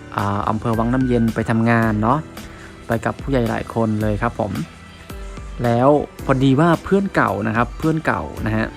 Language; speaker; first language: Thai; non-native, fluent; Khmer